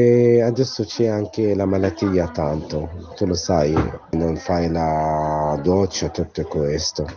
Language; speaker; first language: Italian; non-native, learner; Arabic